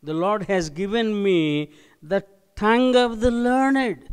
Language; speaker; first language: English; non-native, local second language; Telugu